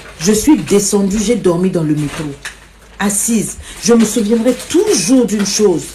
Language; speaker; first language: French; non-native, local second language; Lingala